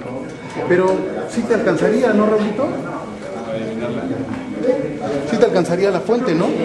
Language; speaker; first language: Spanish; native; Spanish